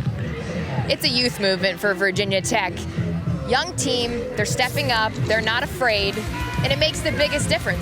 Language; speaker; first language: English; native; English